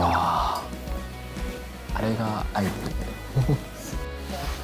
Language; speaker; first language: Japanese; native; Japanese